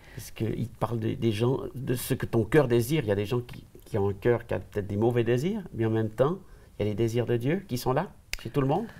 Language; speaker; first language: French; native; French